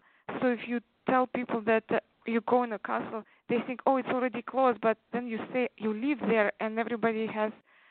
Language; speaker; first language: English; non-native, fluent; Tatar